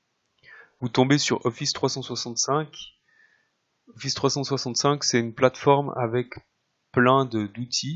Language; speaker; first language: French; native; French